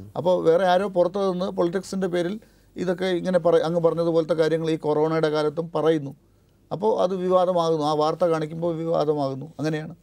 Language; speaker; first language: Malayalam; native; Malayalam